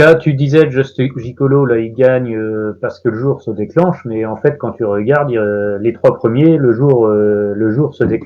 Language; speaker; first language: French; native; French